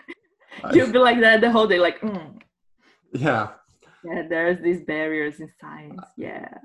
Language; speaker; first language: English; non-native, fluent; Portuguese